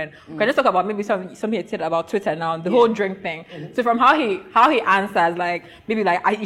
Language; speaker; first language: English; non-native, local second language; Igbo